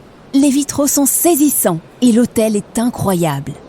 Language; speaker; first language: French; native; French